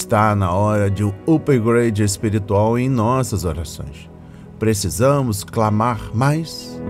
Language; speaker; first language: Portuguese; native; Portuguese